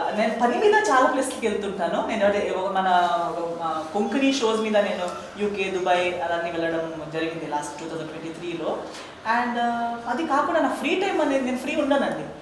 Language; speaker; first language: Telugu; non-native, fluent; Konkani